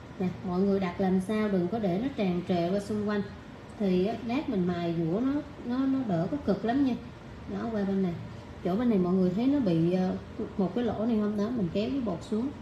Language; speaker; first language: Vietnamese; native; Vietnamese